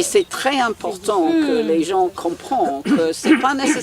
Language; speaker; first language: French; non-native, learner; English